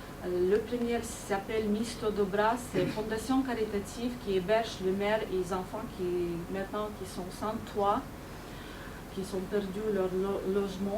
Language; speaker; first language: French; non-native, fluent; Ukrainian